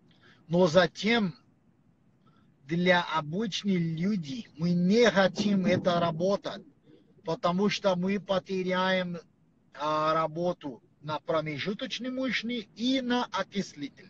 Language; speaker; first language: Russian; non-native, learner; Portuguese